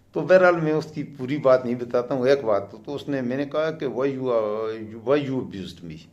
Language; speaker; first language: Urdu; non-native, local second language; Pashto